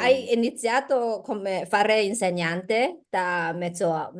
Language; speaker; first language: Italian; non-native, learner; Chinese